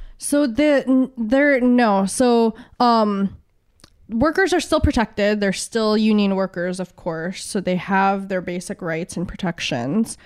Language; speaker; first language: English; early bilingual, other home language; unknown